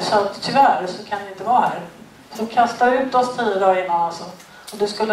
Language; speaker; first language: Swedish; native; Swedish